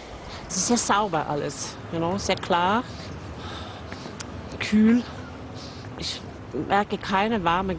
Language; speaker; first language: German; non-native, fluent; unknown